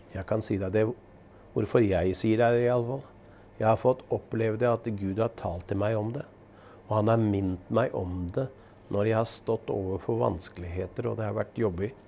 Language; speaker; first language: Norwegian; native; Norwegian